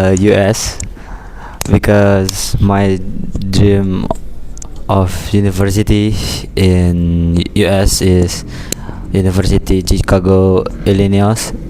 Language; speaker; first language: English; non-native, learner; Indonesian